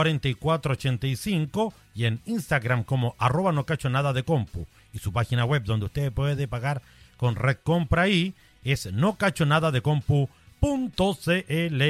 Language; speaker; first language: Spanish; native; Spanish